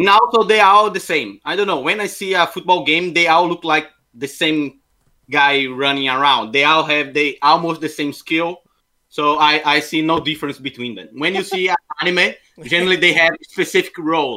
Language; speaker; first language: English; non-native, fluent; Portuguese